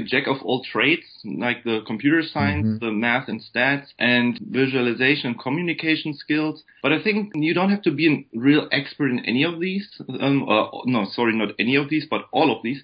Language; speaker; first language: English; non-native, fluent; German